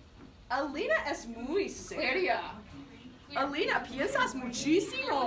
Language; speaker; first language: Spanish; non-native, fluent; English